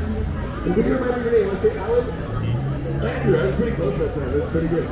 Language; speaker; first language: English; native; English